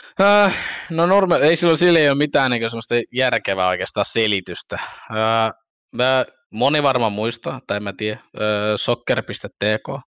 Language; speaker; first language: Finnish; early bilingual, other home language; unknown